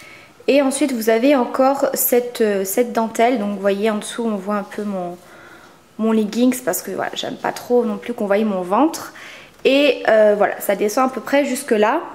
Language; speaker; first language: French; native; French